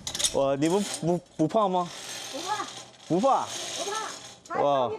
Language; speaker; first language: Chinese; non-native, learner; Korean